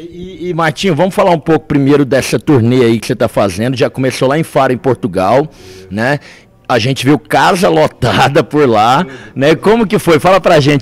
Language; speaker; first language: Portuguese; native; Portuguese